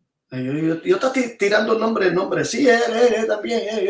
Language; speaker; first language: Spanish; early bilingual, other home language; English